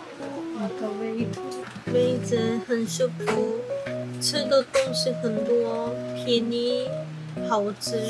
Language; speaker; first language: Chinese; non-native, learner; Korean